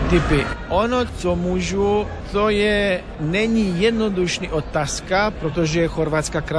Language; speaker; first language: Slovak; non-native, learner; Croatian